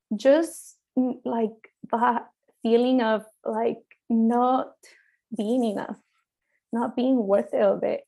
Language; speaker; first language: English; early bilingual, other home language; Spanish